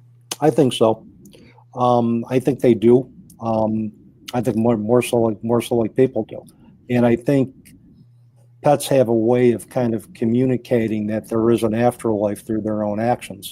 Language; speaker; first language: English; native; English